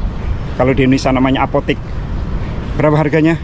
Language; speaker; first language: Indonesian; native; Indonesian